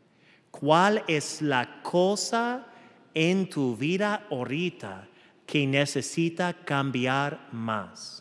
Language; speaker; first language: Spanish; early bilingual, heritage; English